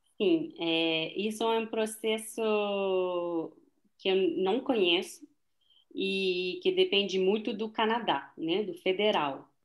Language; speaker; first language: Portuguese; non-native, fluent; French